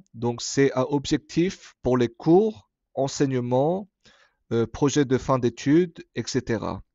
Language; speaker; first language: French; non-native, fluent; Korean